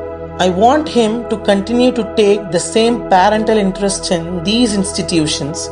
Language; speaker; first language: English; non-native, local second language; Tamil